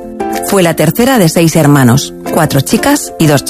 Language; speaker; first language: Spanish; native; Spanish